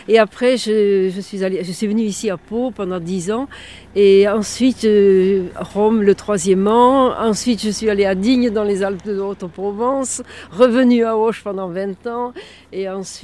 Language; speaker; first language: French; native; French